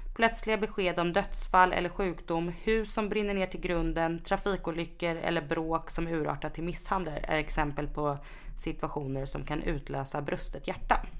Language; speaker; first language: Swedish; native; Swedish